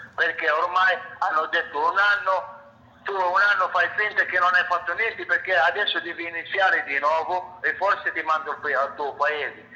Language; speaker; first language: Italian; non-native, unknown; Arabic